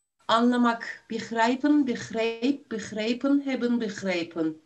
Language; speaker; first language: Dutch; non-native, learner; Turkish